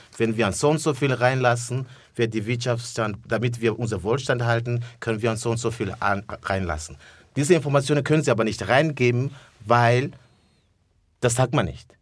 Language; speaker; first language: German; early bilingual, other home language; Rundi